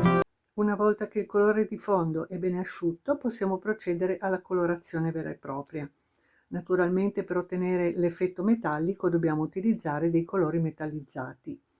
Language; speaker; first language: Italian; native; Italian